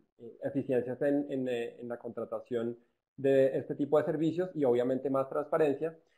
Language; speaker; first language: Spanish; native; Spanish